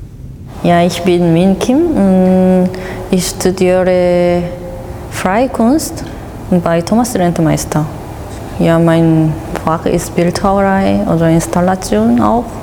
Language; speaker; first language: German; non-native, fluent; Korean